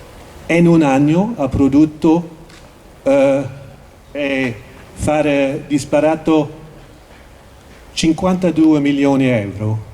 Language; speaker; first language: Italian; non-native, learner; Swedish